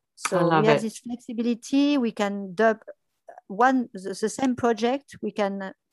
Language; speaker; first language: English; non-native, fluent; French